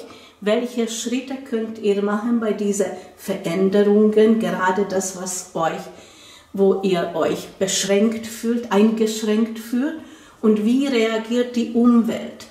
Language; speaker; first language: German; non-native, fluent; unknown